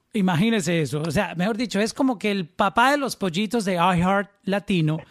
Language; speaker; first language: Spanish; native; Spanish